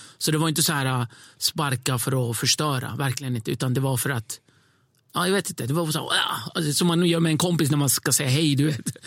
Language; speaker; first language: Swedish; early bilingual, other home language; Kurdish